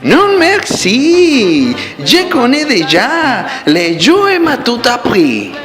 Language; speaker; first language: French; non-native, learner; Spanish